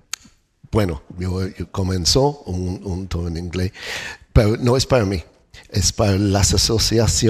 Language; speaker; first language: Spanish; non-native, learner; English